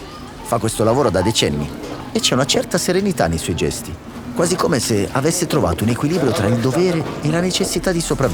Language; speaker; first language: Italian; native; Italian